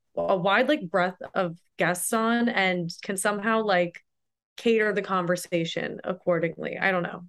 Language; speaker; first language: English; native; English